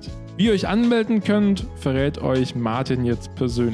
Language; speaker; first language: German; native; German